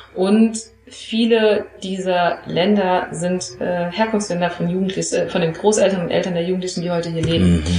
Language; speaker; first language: German; native; German